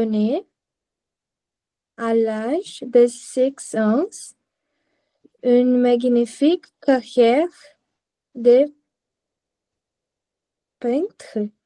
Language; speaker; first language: French; non-native, learner; Portuguese